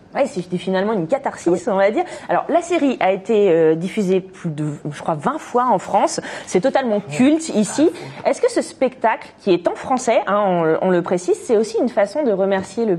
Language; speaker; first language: French; native; French